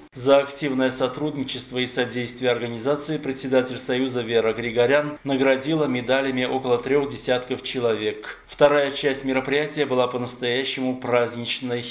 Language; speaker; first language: Russian; non-native, local second language; Armenian